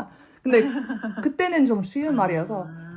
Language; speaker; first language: Korean; non-native, fluent; English